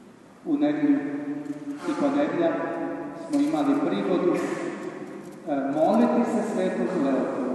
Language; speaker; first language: Serbian; native; Serbian